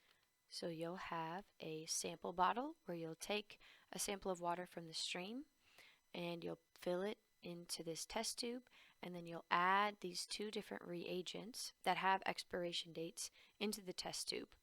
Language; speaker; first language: English; native; English